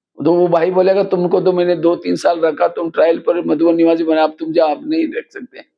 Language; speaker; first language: Hindi; non-native, local second language; Marathi